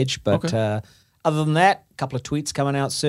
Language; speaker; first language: English; native; English